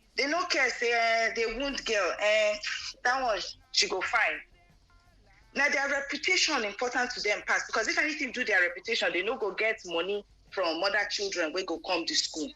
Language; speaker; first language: Nigerian Pidgin; non-native, local second language; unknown